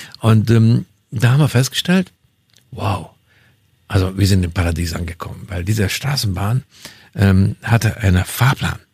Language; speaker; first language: German; non-native, fluent; Hungarian